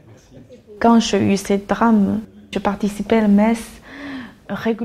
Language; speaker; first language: French; non-native, fluent; Chinese